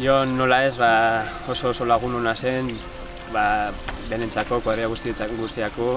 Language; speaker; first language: Basque; non-native, local second language; Spanish